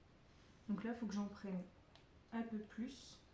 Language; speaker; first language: French; native; French